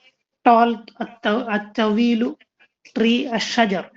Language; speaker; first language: Arabic; non-native, fluent; Urdu